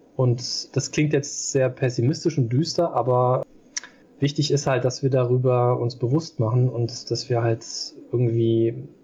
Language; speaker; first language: German; native; German